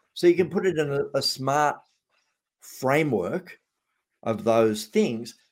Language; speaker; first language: English; native; English